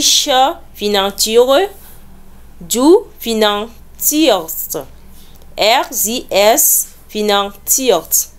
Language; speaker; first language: German; non-native, learner; French